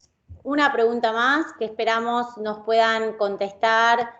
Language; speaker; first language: Spanish; native; Spanish